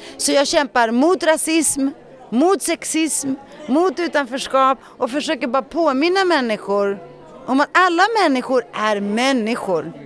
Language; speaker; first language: Swedish; early bilingual, other home language; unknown